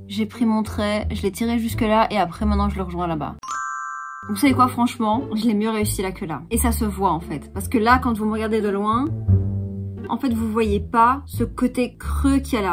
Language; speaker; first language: French; native; French